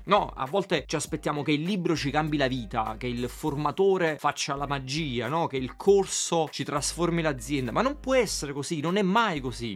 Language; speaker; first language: Italian; native; Italian